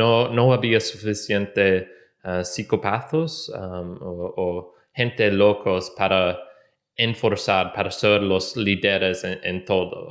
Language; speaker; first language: Spanish; non-native, learner; English